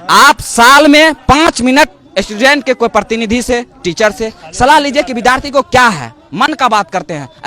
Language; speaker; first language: Hindi; native; Hindi